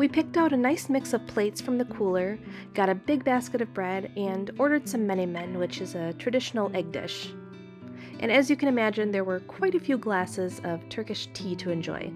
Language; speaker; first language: English; native; English